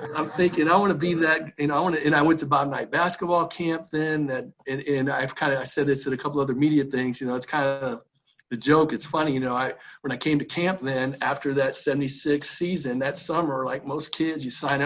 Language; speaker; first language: English; native; English